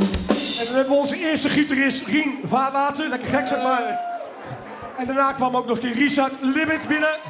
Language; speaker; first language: Dutch; native; Dutch